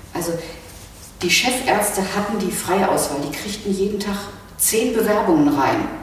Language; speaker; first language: German; native; German